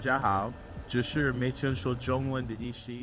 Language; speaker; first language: Chinese; non-native, learner; English